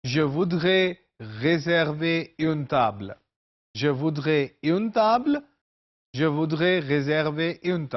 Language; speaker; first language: French; non-native, fluent; Urdu